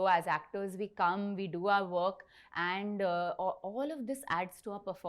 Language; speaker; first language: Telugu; non-native, learner; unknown